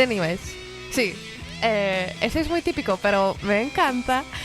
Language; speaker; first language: Spanish; non-native, learner; English